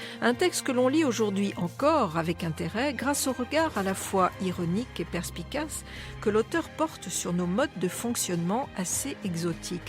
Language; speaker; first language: French; native; French